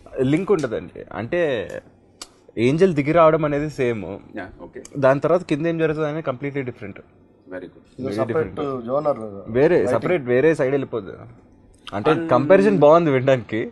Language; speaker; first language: Telugu; native; Telugu